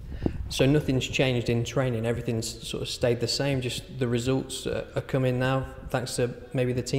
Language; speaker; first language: English; native; English